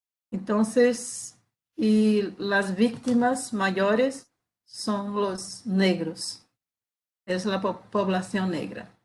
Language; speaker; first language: Spanish; non-native, learner; Portuguese